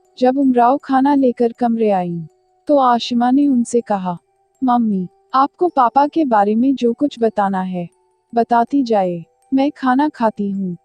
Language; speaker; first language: Hindi; native; Hindi